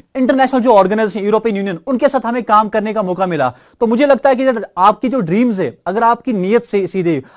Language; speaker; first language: Hindi; non-native, local second language; Kashmiri